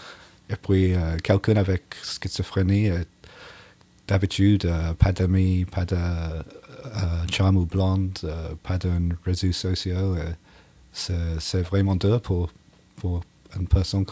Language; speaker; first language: French; non-native, learner; English